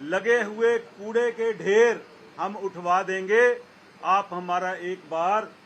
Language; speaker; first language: Hindi; non-native, local second language; Punjabi